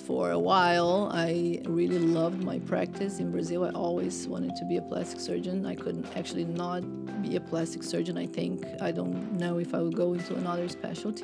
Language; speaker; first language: English; non-native, fluent; Portuguese